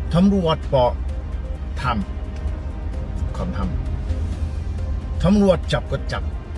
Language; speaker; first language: Thai; non-native, learner; English